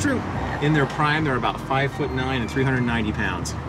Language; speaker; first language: English; native; English